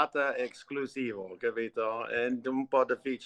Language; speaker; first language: Italian; non-native, learner; English